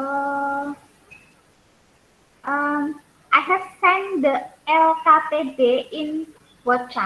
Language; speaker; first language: English; non-native, learner; Indonesian